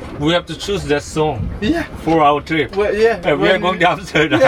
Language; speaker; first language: English; non-native, learner; Korean